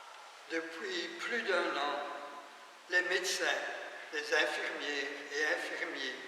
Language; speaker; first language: French; native; French